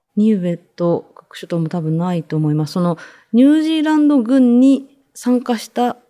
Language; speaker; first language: Japanese; native; Japanese